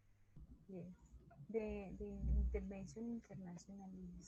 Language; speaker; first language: English; non-native, learner; Spanish